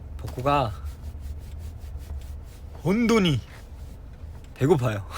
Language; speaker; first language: Korean; non-native, fluent; Chinese